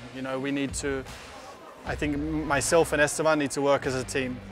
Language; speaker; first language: English; native; English